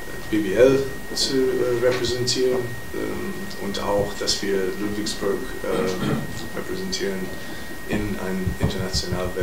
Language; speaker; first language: German; non-native, fluent; English